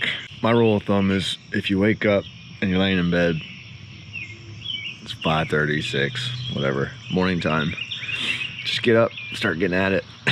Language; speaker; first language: English; native; English